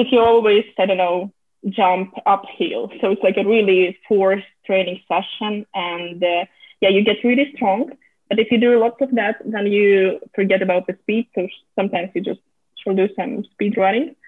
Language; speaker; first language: English; non-native, fluent; Russian